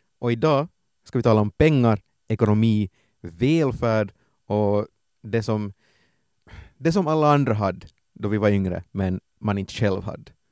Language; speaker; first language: Swedish; native; Swedish